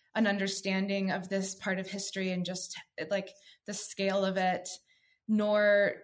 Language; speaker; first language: English; native; English